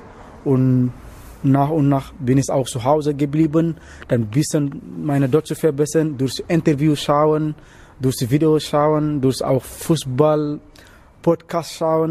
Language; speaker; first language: German; non-native, learner; Wolof